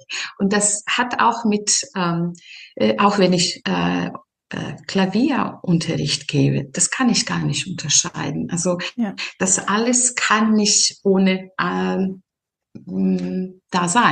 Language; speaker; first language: German; non-native, fluent; Serbian